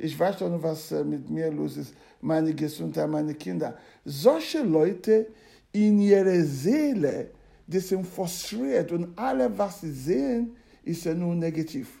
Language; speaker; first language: German; non-native, learner; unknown